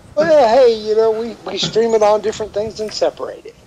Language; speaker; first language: English; native; English